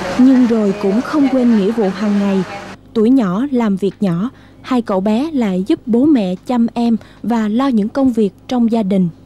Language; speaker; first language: Vietnamese; native; Vietnamese